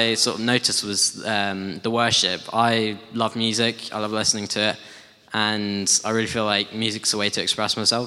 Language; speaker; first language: English; native; English